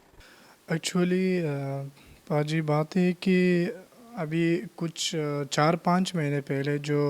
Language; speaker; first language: Hindi; non-native, learner; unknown